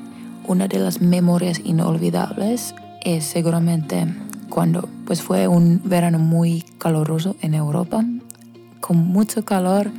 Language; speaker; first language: Spanish; non-native, fluent; Finnish